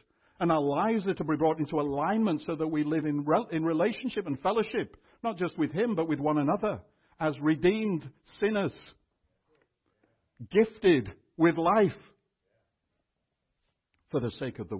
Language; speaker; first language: English; native; English